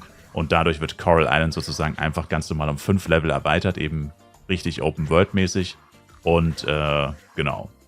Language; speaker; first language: German; native; German